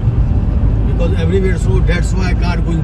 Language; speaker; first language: English; non-native, local second language; Hindi